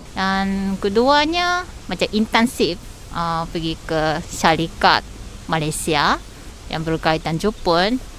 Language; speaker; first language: Malay; non-native, fluent; Japanese